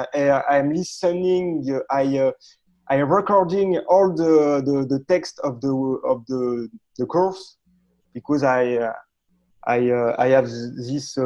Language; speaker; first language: English; non-native, learner; French